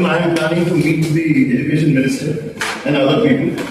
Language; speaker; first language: English; non-native, local second language; Tamil